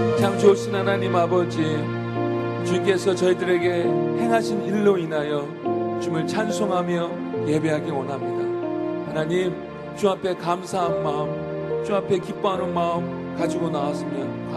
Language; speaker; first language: Korean; native; Korean